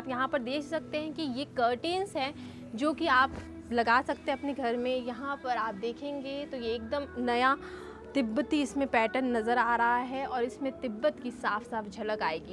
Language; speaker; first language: Hindi; native; Hindi